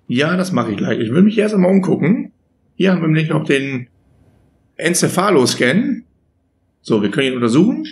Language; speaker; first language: German; native; German